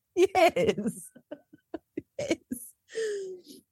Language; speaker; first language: English; native; English